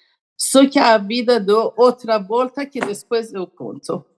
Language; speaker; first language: Portuguese; non-native, learner; Persian